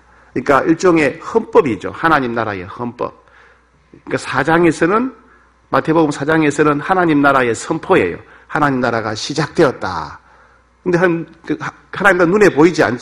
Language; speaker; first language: Korean; native; Korean